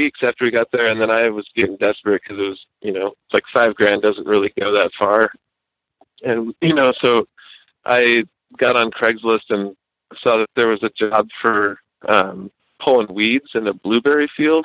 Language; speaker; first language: English; native; English